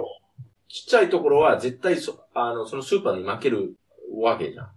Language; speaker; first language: Japanese; non-native, fluent; English